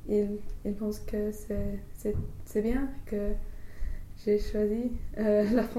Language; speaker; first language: French; non-native, learner; English